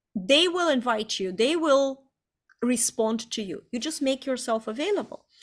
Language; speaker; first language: English; non-native, fluent; Estonian